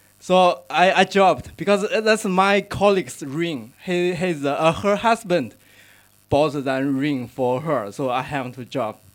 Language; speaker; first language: English; non-native, learner; Chinese